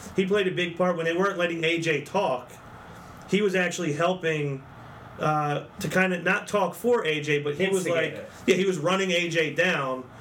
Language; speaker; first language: English; native; English